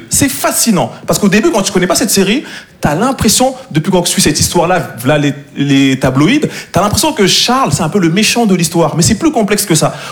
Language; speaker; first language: French; native; French